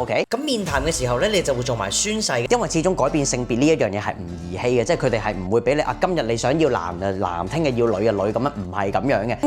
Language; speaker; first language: Cantonese; native; Cantonese